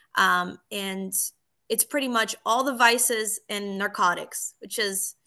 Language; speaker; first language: English; early bilingual, other home language; Spanish